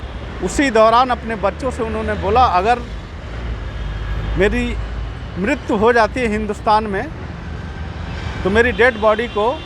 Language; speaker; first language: Hindi; native; Hindi